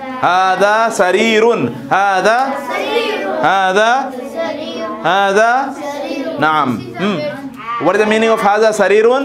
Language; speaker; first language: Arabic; non-native, fluent; Bangla